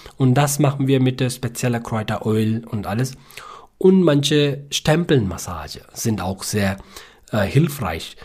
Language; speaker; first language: German; non-native, learner; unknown